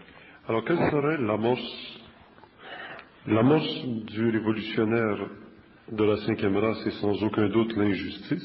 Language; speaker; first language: French; native; French